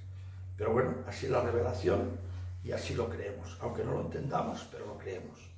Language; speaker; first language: Spanish; native; Spanish